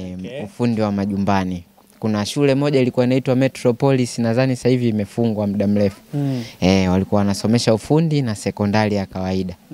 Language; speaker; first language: Swahili; native; Swahili